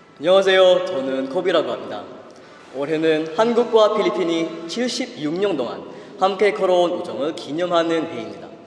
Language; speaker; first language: Korean; non-native, fluent; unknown